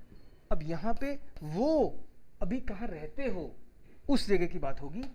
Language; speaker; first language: Hindi; native; Hindi